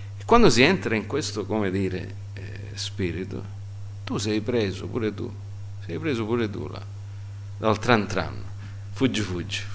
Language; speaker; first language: Italian; early bilingual, heritage; Italian